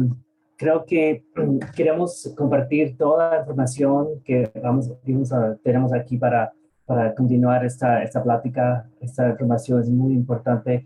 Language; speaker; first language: Spanish; early bilingual, heritage; Spanish